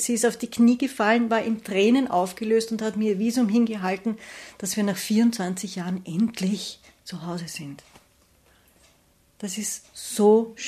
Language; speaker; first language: German; native; German